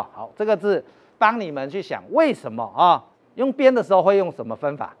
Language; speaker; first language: Chinese; native; Chinese